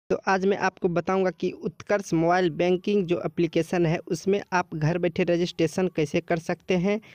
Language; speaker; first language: Hindi; native; Hindi